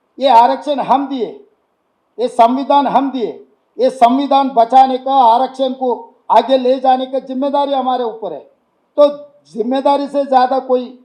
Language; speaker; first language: Hindi; non-native, local second language; Telugu